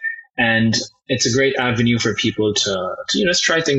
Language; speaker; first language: English; non-native, local second language; Cantonese